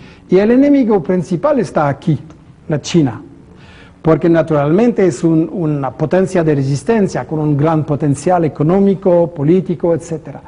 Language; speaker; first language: Spanish; non-native, fluent; French